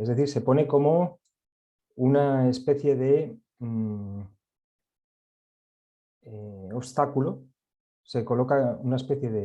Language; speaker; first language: Spanish; native; Spanish